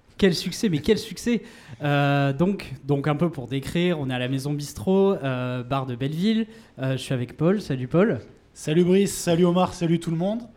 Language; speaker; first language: French; native; French